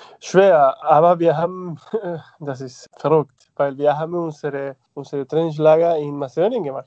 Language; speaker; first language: German; non-native, fluent; Spanish